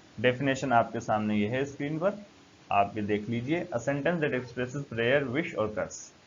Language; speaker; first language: Urdu; native; Urdu